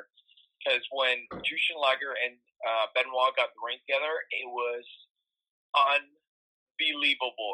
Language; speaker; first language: English; native; English